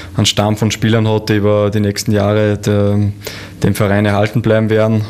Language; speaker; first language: German; native; German